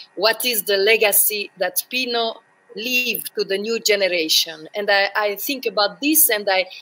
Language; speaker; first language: English; non-native, learner; French